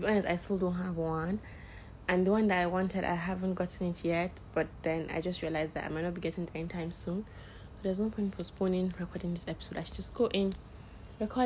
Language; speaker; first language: English; non-native, local second language; Hausa